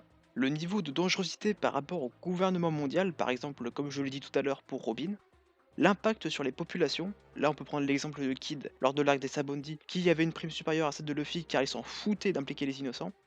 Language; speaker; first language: French; native; French